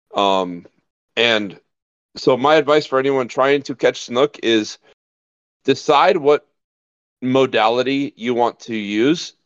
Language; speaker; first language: English; native; English